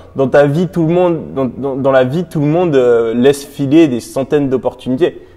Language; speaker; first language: French; native; French